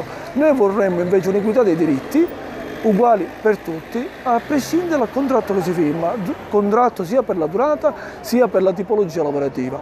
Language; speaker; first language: Italian; native; Italian